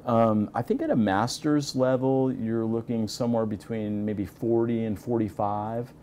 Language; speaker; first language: English; native; English